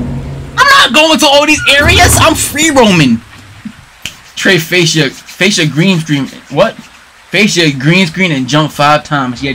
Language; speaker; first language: English; native; English